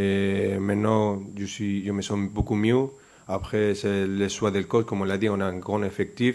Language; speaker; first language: French; non-native, fluent; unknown